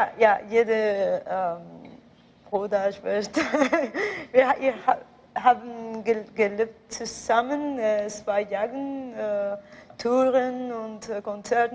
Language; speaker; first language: German; non-native, learner; Spanish